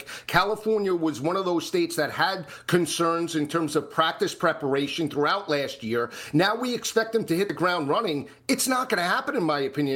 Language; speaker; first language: English; native; English